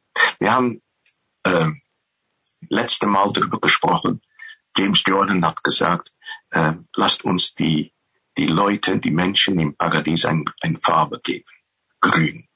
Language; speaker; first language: German; non-native, fluent; Dutch